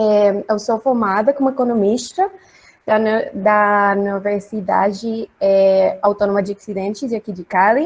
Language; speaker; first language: Portuguese; non-native, learner; Spanish